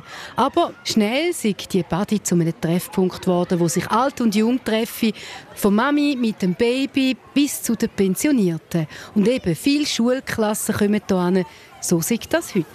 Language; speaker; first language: German; native; German